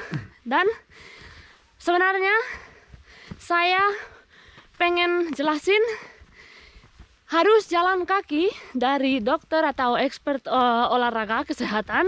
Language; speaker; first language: Indonesian; non-native, fluent; Spanish